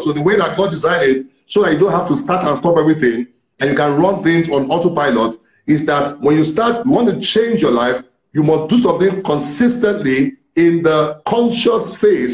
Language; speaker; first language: English; non-native, local second language; Yoruba